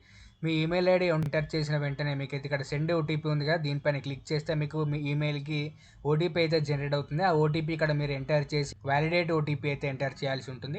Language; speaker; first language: Telugu; native; Telugu